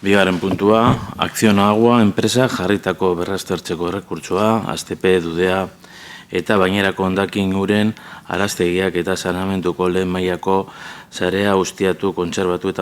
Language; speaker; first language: Basque; native; Basque